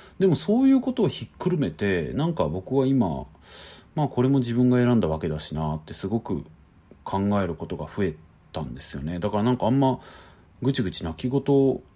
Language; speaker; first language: Japanese; native; Japanese